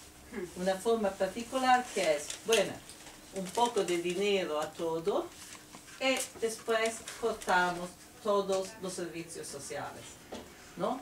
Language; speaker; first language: Spanish; non-native, fluent; Italian